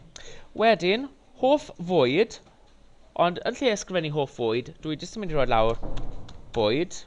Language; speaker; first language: Welsh; non-native, local second language; English